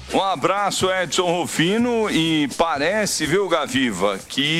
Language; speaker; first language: Portuguese; native; Portuguese